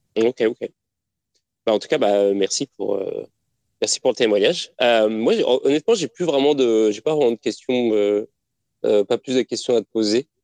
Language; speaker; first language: French; native; French